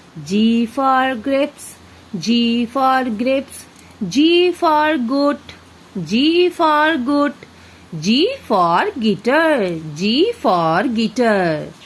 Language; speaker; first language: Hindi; non-native, local second language; Bangla